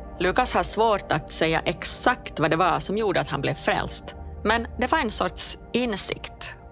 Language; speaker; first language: Swedish; native; Swedish